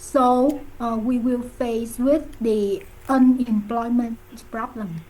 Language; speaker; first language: English; non-native, learner; Vietnamese